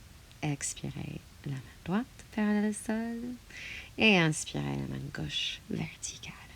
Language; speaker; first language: French; non-native, fluent; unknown